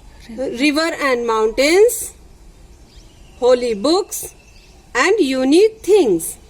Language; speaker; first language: English; non-native, local second language; Hindi